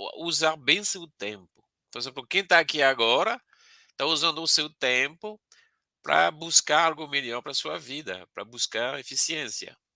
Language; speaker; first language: Portuguese; non-native, fluent; French